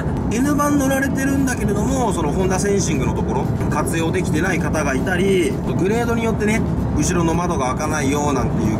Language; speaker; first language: Japanese; native; Japanese